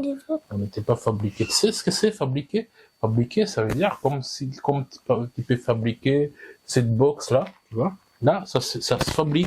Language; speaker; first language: French; non-native, fluent; Kinyarwanda